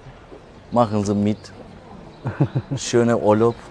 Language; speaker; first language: German; non-native, learner; Turkish